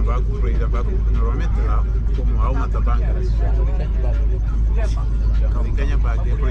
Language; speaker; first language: Portuguese; non-native, local second language; Upper Guinea Crioulo